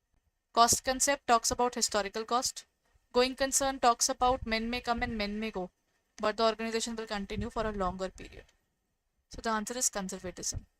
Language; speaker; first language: English; non-native, local second language; Hindi